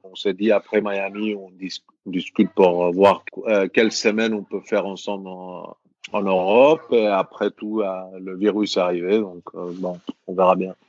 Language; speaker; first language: French; non-native, fluent; Greek